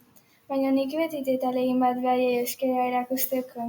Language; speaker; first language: Basque; native; Basque